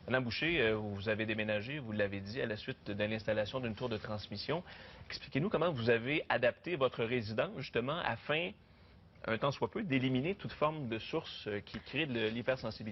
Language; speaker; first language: French; native; French